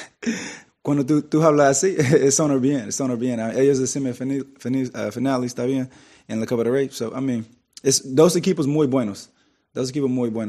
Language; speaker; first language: Spanish; non-native, learner; English